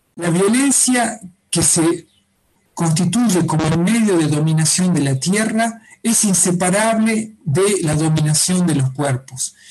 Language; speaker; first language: Spanish; native; Spanish